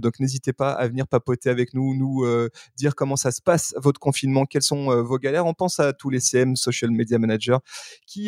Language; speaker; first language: French; native; French